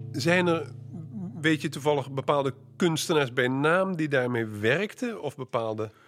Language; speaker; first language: Dutch; native; Dutch